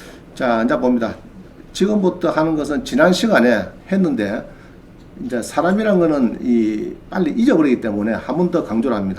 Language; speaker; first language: Korean; native; Korean